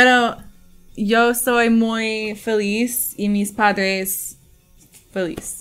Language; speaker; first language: Spanish; non-native, learner; English